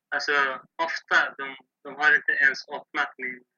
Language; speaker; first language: Swedish; non-native, fluent; Persian